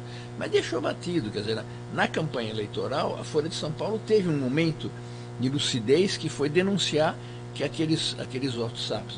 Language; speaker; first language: Portuguese; native; Portuguese